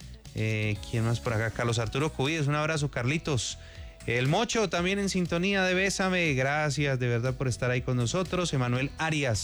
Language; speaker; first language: Spanish; native; Spanish